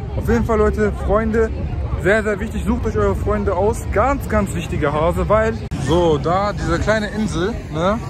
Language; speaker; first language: German; early bilingual, other home language; Turkish